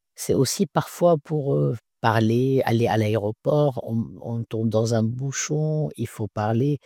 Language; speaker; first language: French; non-native, local second language; Arabic